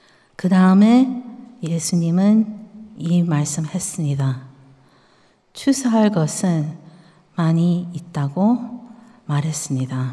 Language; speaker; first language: Korean; early bilingual, heritage; Korean